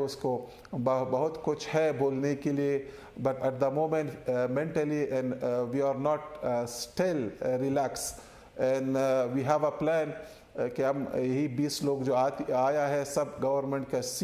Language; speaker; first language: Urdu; non-native, learner; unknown